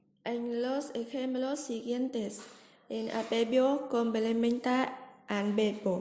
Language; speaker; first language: Spanish; non-native, learner; Vietnamese